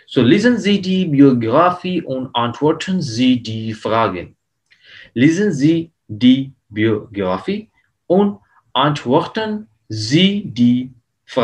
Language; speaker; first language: German; non-native, learner; Hindi